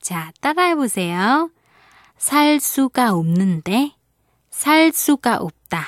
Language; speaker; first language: Korean; non-native, fluent; Vietnamese